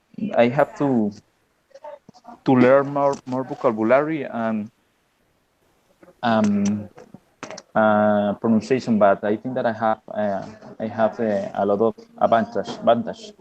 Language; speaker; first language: English; non-native, learner; Spanish